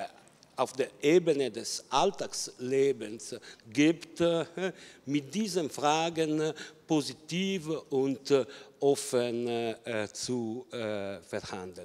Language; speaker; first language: German; non-native, fluent; Italian